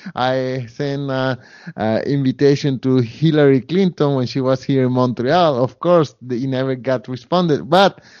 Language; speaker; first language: English; non-native, fluent; Spanish